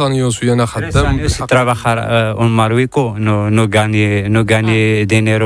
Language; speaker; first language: Spanish; non-native, learner; Arabic